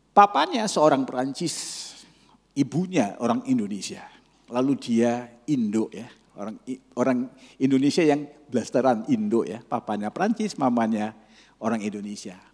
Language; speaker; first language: Indonesian; non-native, fluent; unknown